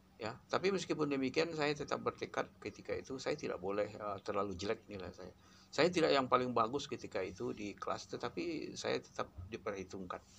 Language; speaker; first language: Indonesian; non-native, local second language; Minangkabau